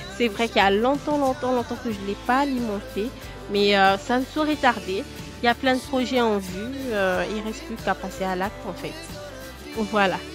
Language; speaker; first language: French; non-native, local second language; Lingala